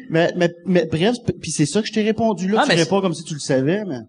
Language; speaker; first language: French; native; French